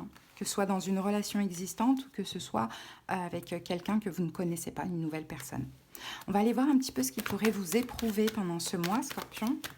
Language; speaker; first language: French; native; French